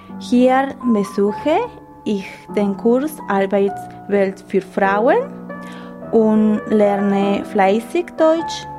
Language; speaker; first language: German; non-native, learner; Spanish